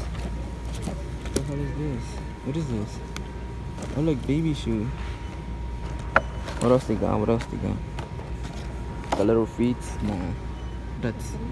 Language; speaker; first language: English; early bilingual, other home language; Spanish